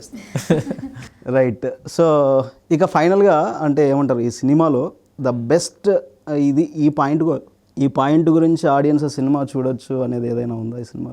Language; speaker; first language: Telugu; native; Telugu